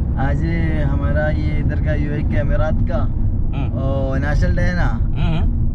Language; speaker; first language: Hindi; non-native, local second language; Malayalam